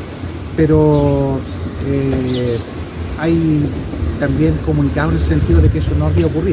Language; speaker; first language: Spanish; native; Spanish